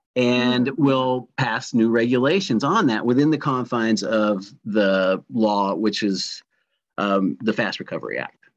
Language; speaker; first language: English; native; English